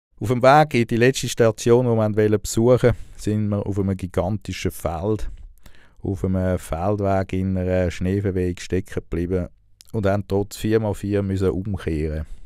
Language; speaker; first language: German; native; German